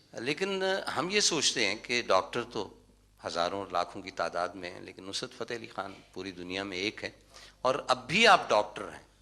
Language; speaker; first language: Urdu; non-native, local second language; Punjabi